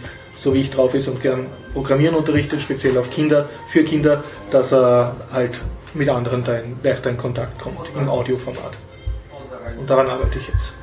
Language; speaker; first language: German; native; German